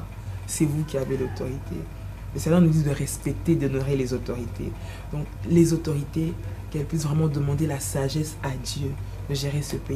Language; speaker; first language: French; non-native, local second language; Lingala